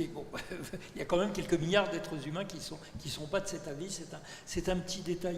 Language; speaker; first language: French; native; French